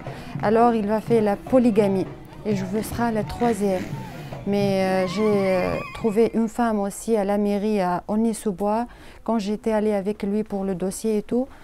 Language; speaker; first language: French; non-native, learner; Arabic